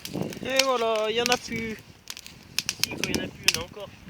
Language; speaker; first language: French; native; French